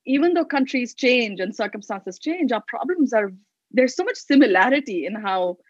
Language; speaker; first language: English; non-native, local second language; Hindi